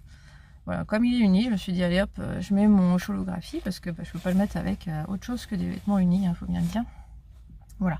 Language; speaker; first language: French; native; French